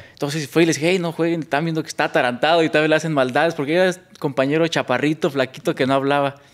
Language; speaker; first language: Spanish; native; Spanish